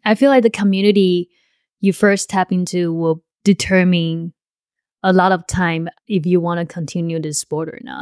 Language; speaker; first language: English; non-native, fluent; Chinese